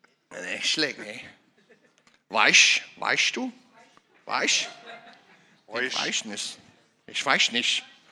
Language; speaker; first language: German; non-native, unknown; English